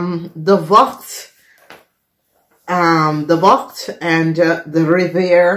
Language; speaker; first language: Dutch; non-native, fluent; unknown